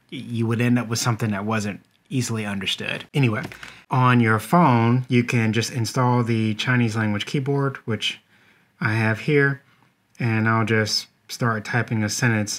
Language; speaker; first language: English; native; English